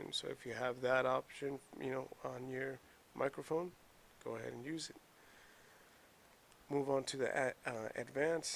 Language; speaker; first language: English; native; English